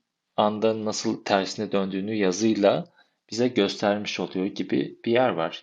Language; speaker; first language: Turkish; native; Turkish